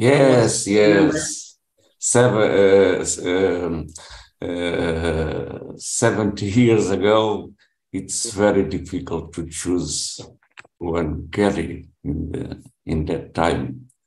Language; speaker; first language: English; non-native, learner; Portuguese